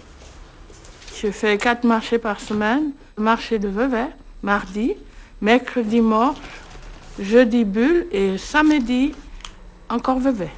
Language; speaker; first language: French; non-native, local second language; Lingala